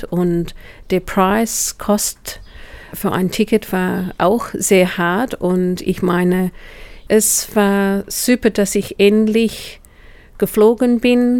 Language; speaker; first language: German; non-native, fluent; English